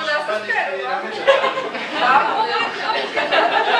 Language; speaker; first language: German; native; German